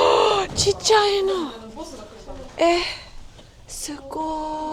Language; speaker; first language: Japanese; non-native, learner; English